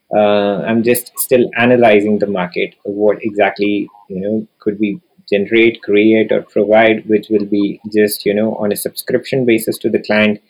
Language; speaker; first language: English; non-native, local second language; Hindi